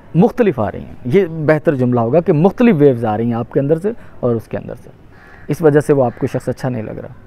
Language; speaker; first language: Urdu; non-native, local second language; Punjabi